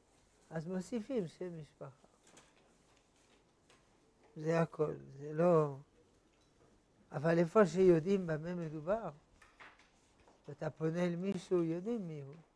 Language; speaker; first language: Hebrew; non-native, fluent; French